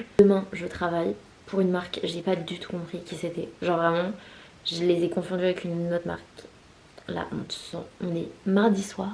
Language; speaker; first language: French; native; French